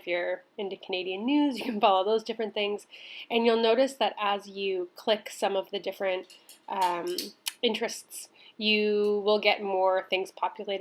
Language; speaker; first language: English; native; English